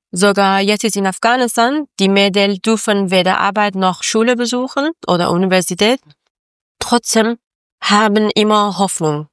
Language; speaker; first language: German; non-native, learner; Persian